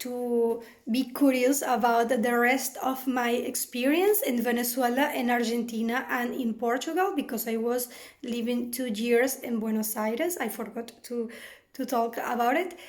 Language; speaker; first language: English; non-native, fluent; Spanish